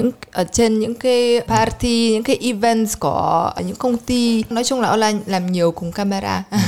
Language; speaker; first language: Vietnamese; early bilingual, heritage; Vietnamese